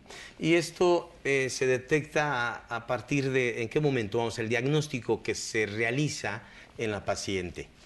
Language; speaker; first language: Spanish; native; Spanish